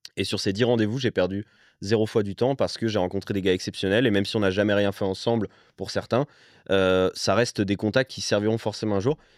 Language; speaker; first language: French; native; French